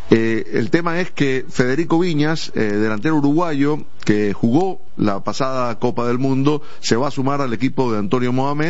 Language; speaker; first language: Spanish; native; Spanish